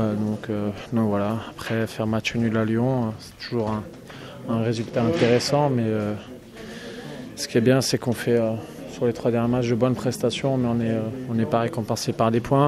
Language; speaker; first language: French; native; French